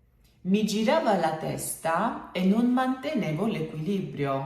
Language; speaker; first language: Italian; non-native, fluent; Georgian